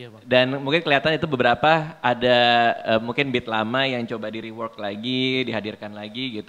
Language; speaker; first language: Indonesian; native; Indonesian